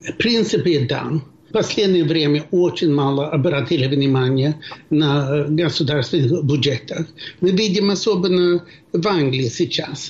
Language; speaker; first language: Russian; non-native, fluent; Swedish